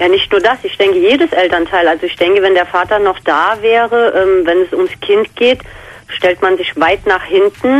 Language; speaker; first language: German; native; German